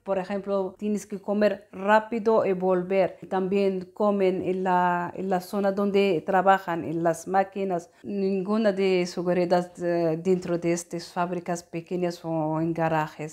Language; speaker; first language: Spanish; non-native, learner; Arabic